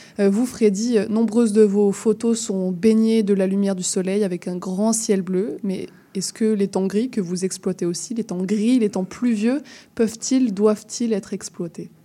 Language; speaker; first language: French; native; French